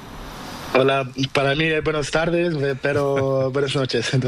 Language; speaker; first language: Spanish; non-native, learner; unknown